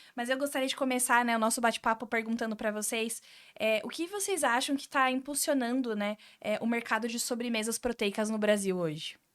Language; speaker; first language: Portuguese; native; Portuguese